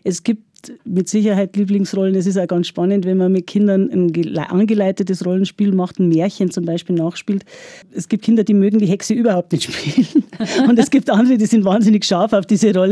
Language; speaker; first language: German; native; German